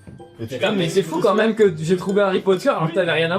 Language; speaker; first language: French; native; French